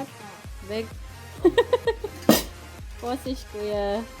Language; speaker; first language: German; non-native, learner; Filipino